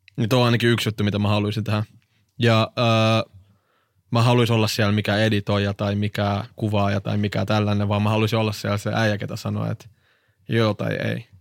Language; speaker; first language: Finnish; early bilingual, other home language; Arabic